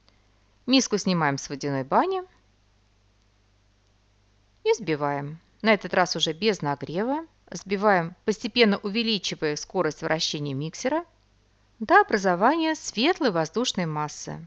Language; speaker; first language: Russian; native; Russian